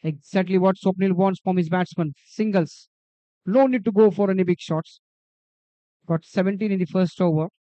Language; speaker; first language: English; non-native, local second language; Marathi